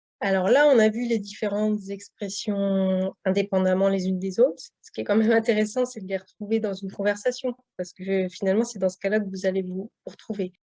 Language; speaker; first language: French; native; French